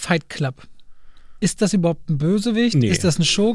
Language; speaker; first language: German; native; German